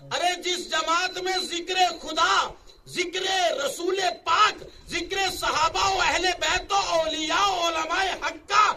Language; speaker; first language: Hindi; native; Hindi